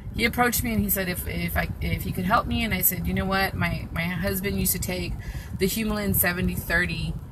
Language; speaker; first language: English; early bilingual, other home language; Spanish